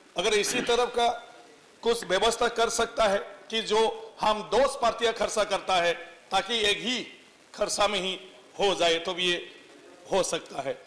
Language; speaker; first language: Hindi; non-native, local second language; Bodo